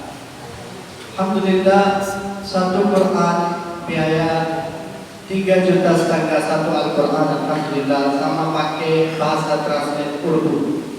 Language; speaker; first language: Indonesian; non-native, learner; Urdu